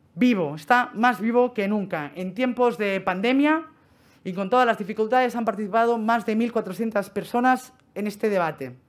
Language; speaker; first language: Spanish; non-native, local second language; Catalan